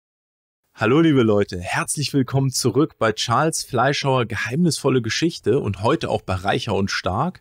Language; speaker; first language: German; native; German